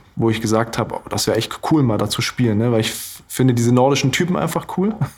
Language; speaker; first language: German; native; German